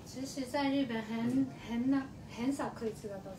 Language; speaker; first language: Chinese; non-native, fluent; Japanese